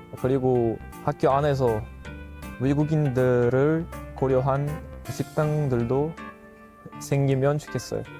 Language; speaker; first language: Korean; non-native, fluent; Uzbek